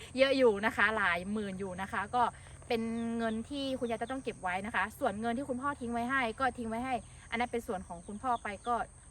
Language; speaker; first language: Thai; native; Thai